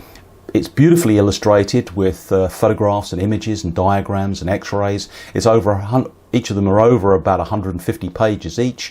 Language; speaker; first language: English; native; English